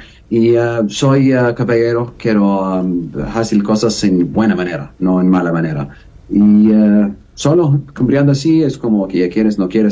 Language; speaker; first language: Spanish; non-native, learner; Arabic